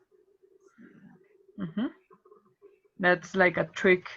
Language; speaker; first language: English; non-native, fluent; Spanish